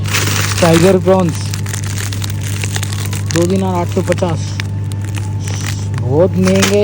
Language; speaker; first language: Hindi; native; Hindi